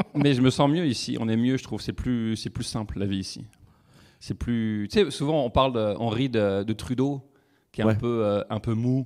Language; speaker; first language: French; native; French